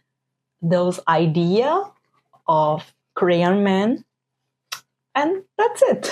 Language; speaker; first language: English; non-native, fluent; Portuguese